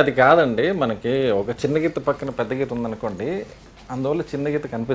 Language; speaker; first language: Telugu; native; Telugu